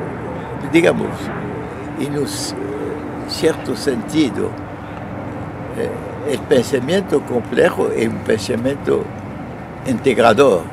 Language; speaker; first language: Spanish; non-native, fluent; French